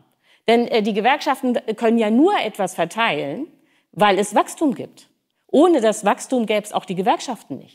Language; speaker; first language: German; native; German